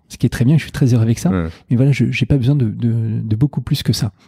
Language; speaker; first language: French; native; French